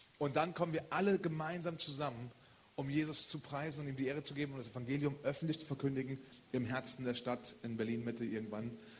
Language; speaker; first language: German; native; German